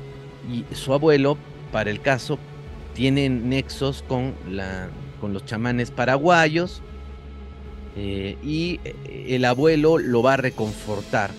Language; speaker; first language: Spanish; native; Spanish